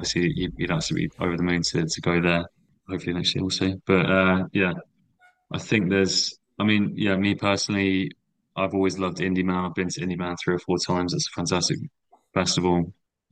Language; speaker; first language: English; native; English